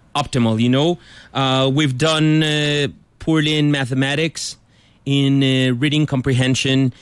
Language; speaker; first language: English; non-native, fluent; Spanish